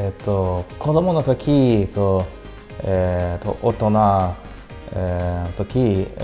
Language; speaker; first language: Japanese; non-native, learner; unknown